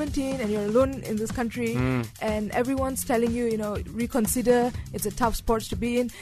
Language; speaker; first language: English; non-native, local second language; Tamil